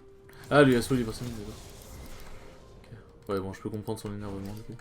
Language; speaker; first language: French; native; French